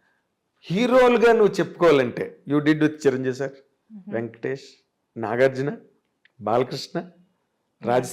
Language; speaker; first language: Telugu; native; Telugu